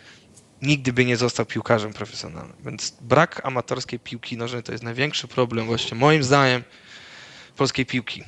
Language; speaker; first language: Polish; early bilingual, other home language; Dutch